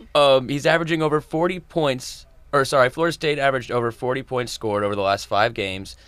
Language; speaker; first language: English; native; English